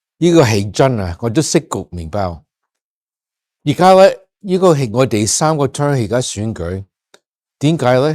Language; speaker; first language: Cantonese; early bilingual, heritage; English